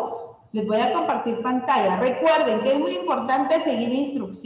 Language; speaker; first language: Spanish; native; Spanish